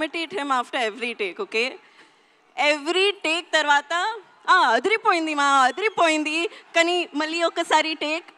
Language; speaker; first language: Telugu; non-native, learner; Hindi